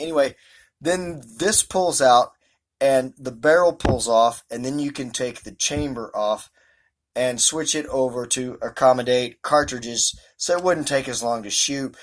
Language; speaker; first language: English; native; English